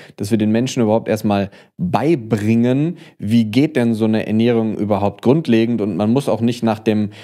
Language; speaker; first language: German; native; German